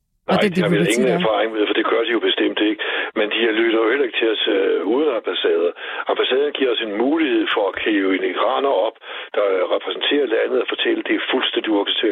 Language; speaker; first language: Danish; native; Danish